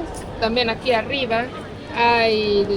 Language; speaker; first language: Spanish; non-native, fluent; Estonian